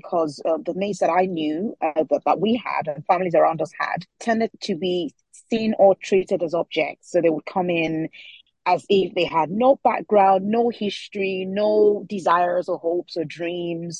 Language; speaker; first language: English; non-native, local second language; Yoruba